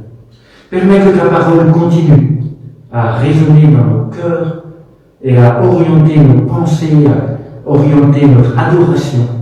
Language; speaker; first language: French; native; French